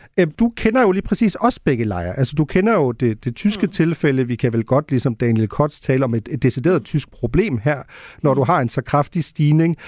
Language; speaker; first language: Danish; early bilingual, heritage; Danish